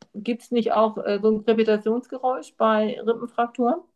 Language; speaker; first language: German; native; German